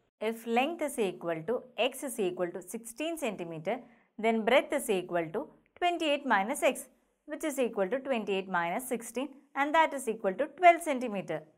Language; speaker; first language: English; non-native, local second language; Malayalam